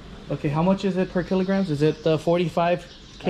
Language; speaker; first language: English; early bilingual, other home language; Vietnamese